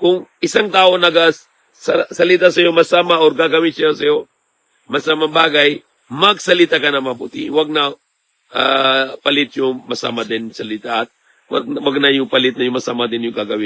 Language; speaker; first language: Filipino; non-native, learner; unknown